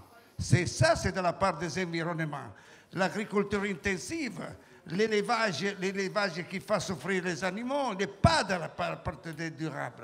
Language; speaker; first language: French; non-native, fluent; Italian